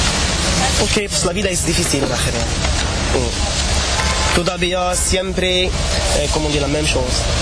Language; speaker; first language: Spanish; non-native, learner; Arabic